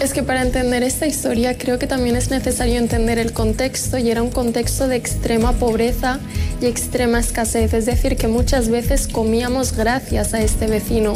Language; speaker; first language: Spanish; early bilingual, other home language; Arabic